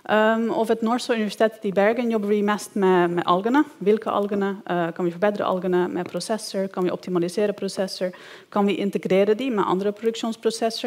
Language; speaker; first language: Norwegian; non-native, fluent; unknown